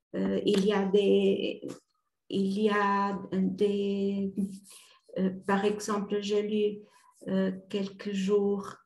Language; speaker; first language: French; non-native, fluent; Portuguese